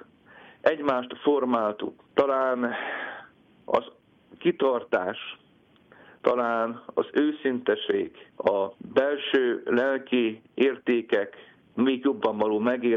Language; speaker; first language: Hungarian; native; Hungarian